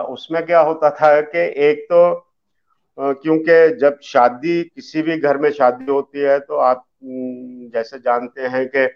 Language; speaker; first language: Hindi; early bilingual, other home language; Dogri